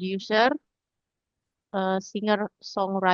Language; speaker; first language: English; non-native, learner; Indonesian